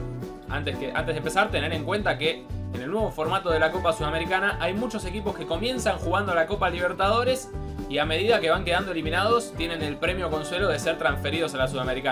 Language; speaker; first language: Spanish; native; Spanish